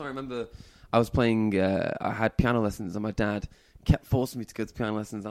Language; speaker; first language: English; native; English